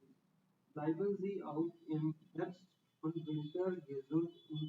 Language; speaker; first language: German; non-native, learner; Hindi